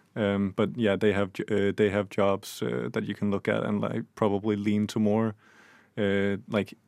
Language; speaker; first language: English; non-native, fluent; Danish